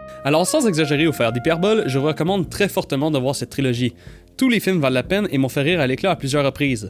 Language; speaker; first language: French; native; French